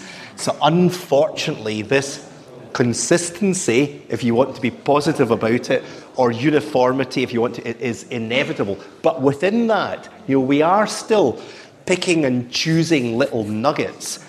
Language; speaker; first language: English; native; English